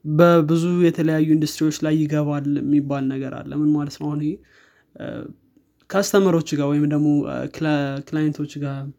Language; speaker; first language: Amharic; native; Amharic